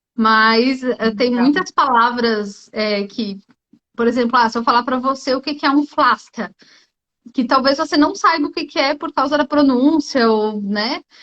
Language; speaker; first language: Portuguese; native; Portuguese